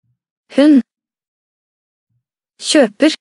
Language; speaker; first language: Norwegian; non-native, learner; Amharic